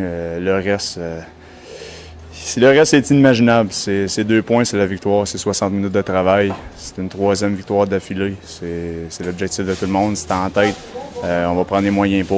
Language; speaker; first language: French; native; French